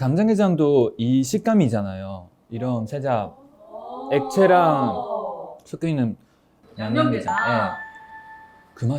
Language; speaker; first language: Korean; non-native, fluent; Chinese